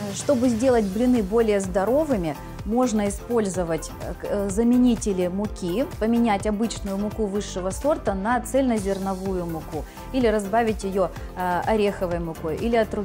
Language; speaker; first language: Russian; native; Russian